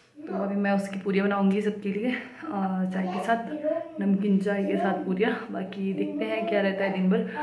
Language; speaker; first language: Hindi; non-native, local second language; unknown